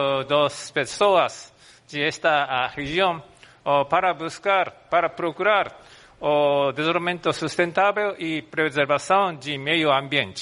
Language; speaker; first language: Portuguese; non-native, fluent; Japanese